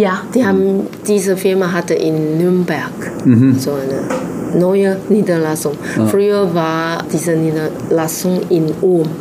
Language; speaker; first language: German; non-native, fluent; Chinese